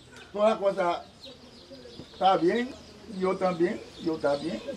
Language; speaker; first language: Spanish; non-native, learner; Haitian Creole